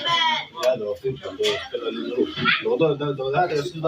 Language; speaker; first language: Swedish; non-native, local second language; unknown